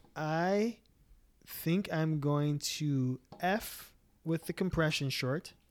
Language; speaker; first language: English; native; English